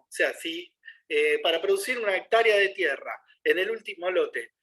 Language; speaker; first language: Spanish; native; Spanish